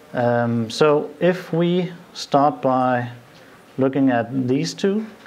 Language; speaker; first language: English; non-native, fluent; Danish